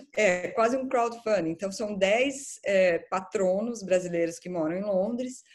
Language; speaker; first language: Portuguese; native; Portuguese